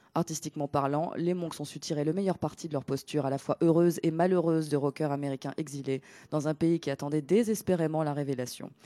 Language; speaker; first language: French; non-native, fluent; Greek